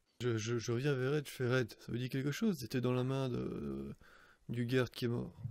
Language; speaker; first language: French; native; French